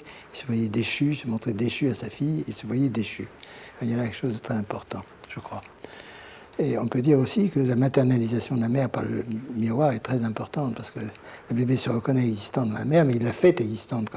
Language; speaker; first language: French; native; French